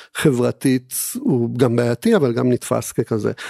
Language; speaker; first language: Hebrew; non-native, fluent; Spanish